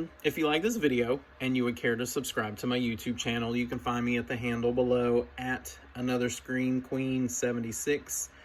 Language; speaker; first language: English; native; English